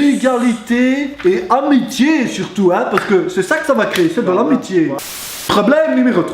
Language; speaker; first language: French; native; French